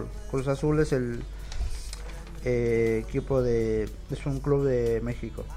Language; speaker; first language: Spanish; native; Spanish